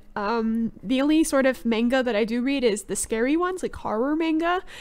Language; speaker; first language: English; native; English